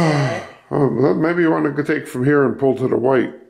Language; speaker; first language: English; native; English